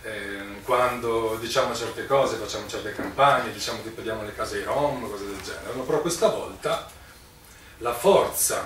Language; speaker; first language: Italian; native; Italian